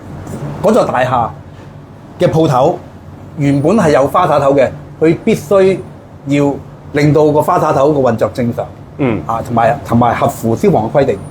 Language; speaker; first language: Cantonese; native; Cantonese